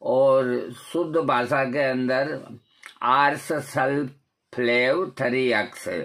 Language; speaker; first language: Hindi; non-native, local second language; Marwari